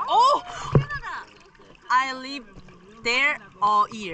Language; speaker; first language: English; non-native, learner; Korean